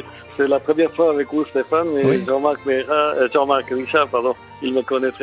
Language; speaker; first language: French; non-native, fluent; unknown